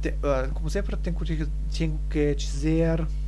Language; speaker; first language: Portuguese; non-native, learner; German